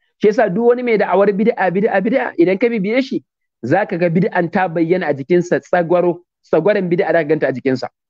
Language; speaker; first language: Hausa; native; Hausa